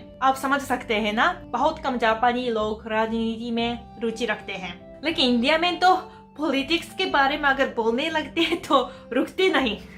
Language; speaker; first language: Hindi; non-native, fluent; Japanese